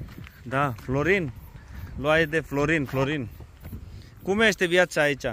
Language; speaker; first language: Romanian; non-native, learner; Bangla